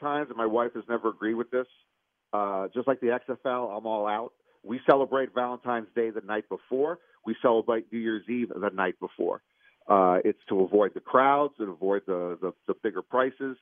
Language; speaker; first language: English; native; English